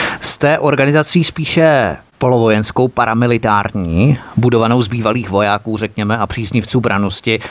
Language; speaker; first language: Czech; native; Czech